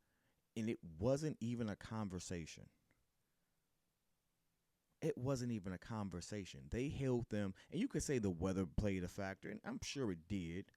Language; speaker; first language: English; native; English